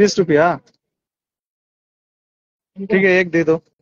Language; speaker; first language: Hindi; non-native, local second language; Bangla